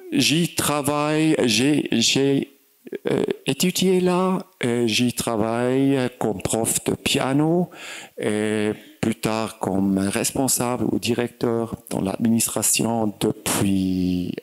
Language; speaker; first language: French; non-native, fluent; German